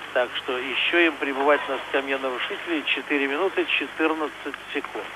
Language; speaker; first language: Russian; native; Russian